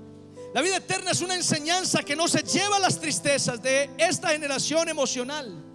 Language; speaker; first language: Spanish; native; Spanish